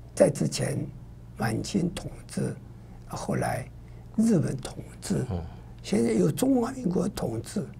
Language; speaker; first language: Chinese; non-native, local second language; Min Nan Chinese